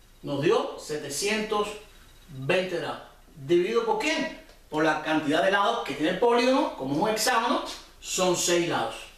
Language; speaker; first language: Spanish; native; Spanish